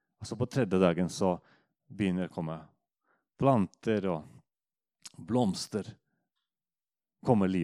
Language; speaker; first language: Norwegian; non-native, fluent; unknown